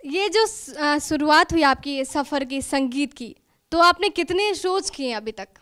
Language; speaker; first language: Hindi; native; Hindi